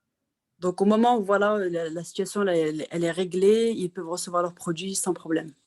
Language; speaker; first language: French; non-native, local second language; Arabic